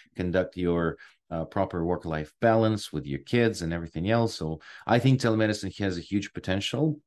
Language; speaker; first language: English; non-native, fluent; Ukrainian